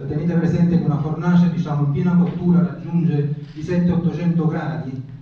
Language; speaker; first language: Italian; native; Italian